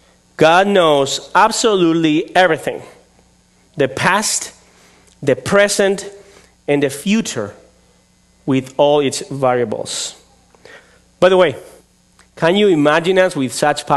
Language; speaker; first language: English; non-native, fluent; Spanish